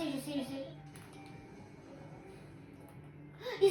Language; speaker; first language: French; native; French